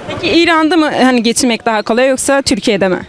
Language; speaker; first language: Turkish; native; Turkish